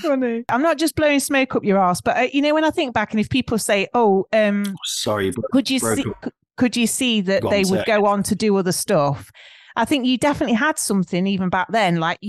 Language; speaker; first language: English; native; English